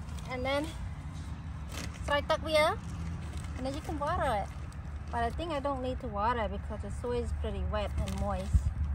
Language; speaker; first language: English; non-native, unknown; Khmer